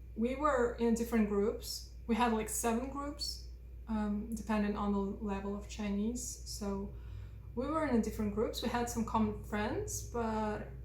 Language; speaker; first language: English; non-native, fluent; Russian